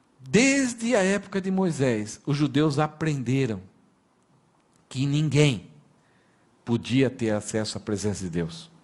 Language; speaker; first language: Portuguese; native; Portuguese